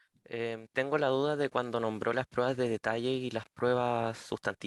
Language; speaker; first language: Spanish; native; Spanish